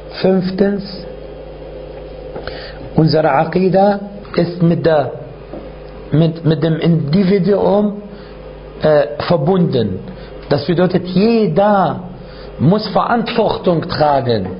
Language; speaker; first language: German; non-native, fluent; Arabic